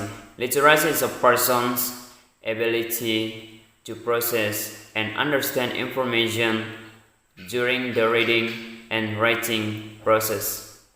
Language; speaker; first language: English; non-native, learner; Indonesian